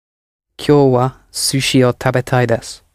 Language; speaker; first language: Japanese; non-native, learner; English